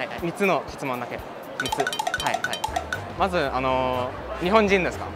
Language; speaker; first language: Japanese; non-native, fluent; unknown